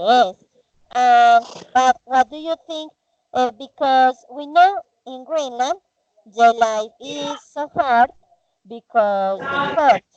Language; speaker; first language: English; non-native, fluent; Spanish